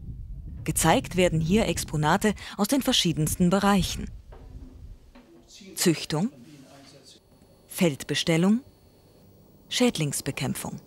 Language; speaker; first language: German; native; German